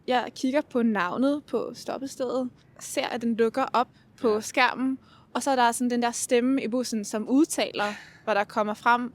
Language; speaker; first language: Danish; non-native, fluent; Italian